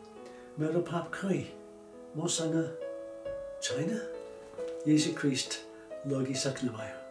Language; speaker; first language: Nepali; non-native, fluent; English